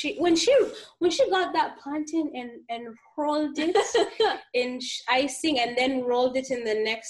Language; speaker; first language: English; non-native, local second language; Ganda